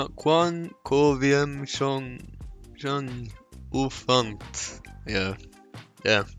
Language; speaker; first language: English; non-native, fluent; Swedish